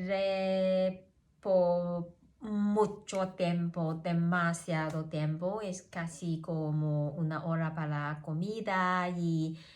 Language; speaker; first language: Spanish; non-native, learner; Cantonese